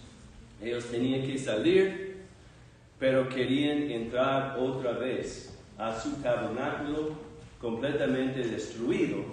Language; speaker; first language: Spanish; non-native, fluent; English